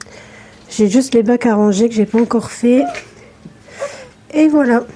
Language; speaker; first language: French; native; French